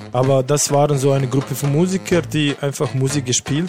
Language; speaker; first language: German; non-native, learner; Bosnian